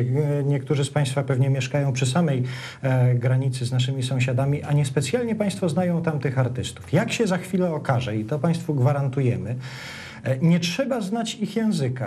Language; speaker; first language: Polish; native; Polish